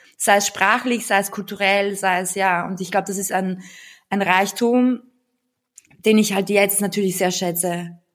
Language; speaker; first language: German; early bilingual, other home language; Bulgarian